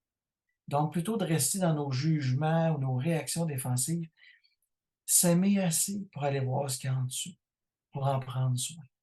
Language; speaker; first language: French; native; French